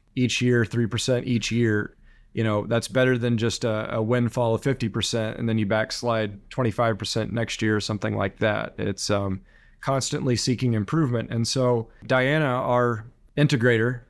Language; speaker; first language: English; native; English